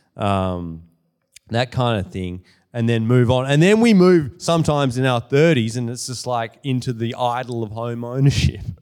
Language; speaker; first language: English; native; English